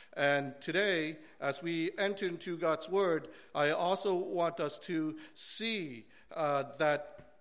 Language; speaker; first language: English; early bilingual, other home language; Vietnamese